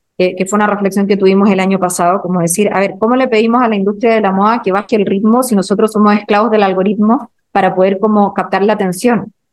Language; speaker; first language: Spanish; native; Spanish